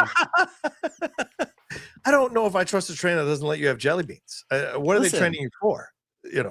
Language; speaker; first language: English; native; English